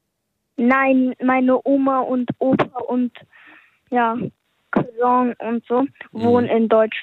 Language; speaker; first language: German; early bilingual, heritage; German